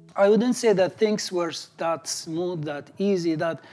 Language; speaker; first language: English; non-native, fluent; Arabic